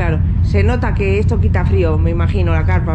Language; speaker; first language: Spanish; native; Spanish